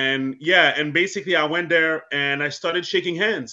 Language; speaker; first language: English; native; English